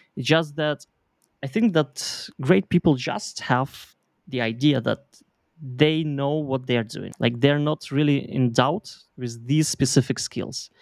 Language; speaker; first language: English; non-native, fluent; Belarusian